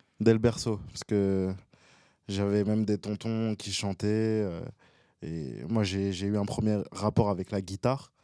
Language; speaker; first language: French; early bilingual, other home language; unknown